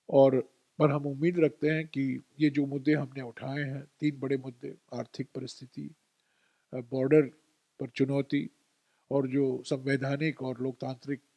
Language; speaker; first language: Hindi; non-native, local second language; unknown